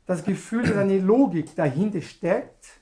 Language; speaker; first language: German; non-native, learner; Portuguese